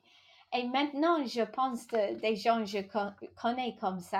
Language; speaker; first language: French; non-native, local second language; English